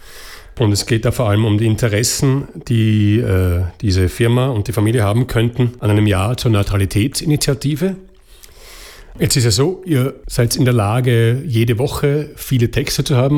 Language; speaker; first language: German; native; German